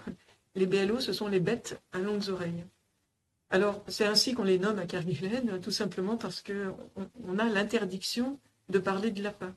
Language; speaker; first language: French; native; French